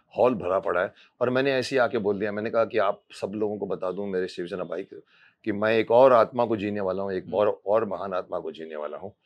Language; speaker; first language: Hindi; native; Hindi